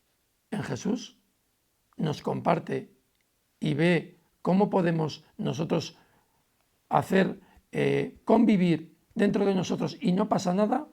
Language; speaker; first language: Spanish; native; Spanish